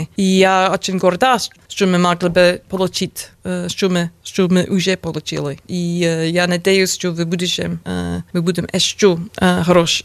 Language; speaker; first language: Russian; non-native, learner; English